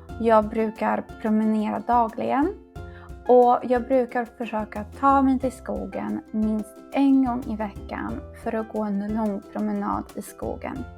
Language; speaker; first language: Swedish; non-native, fluent; Polish